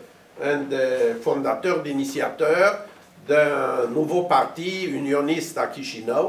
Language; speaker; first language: French; non-native, fluent; Romanian